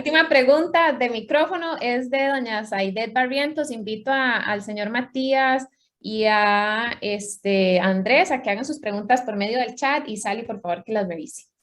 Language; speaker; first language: Spanish; native; Spanish